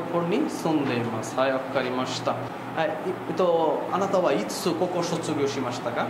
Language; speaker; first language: Japanese; non-native, fluent; Bangla